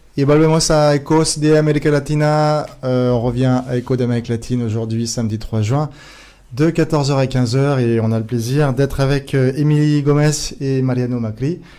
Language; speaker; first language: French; native; French